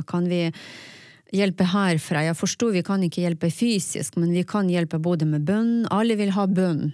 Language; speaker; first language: Norwegian; non-native, fluent; Russian